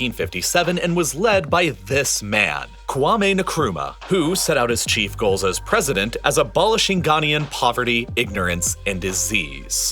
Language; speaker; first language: English; native; English